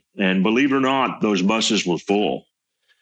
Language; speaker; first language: English; native; English